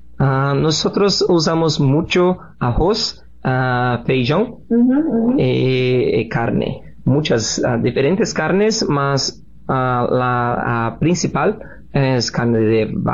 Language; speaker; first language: Spanish; non-native, learner; Portuguese